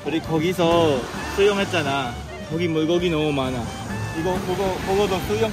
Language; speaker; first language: Korean; non-native, learner; Filipino